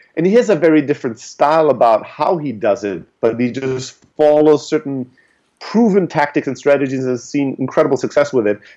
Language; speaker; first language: English; early bilingual, other home language; German